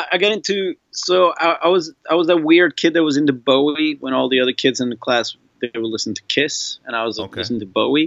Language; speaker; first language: English; non-native, fluent; Swedish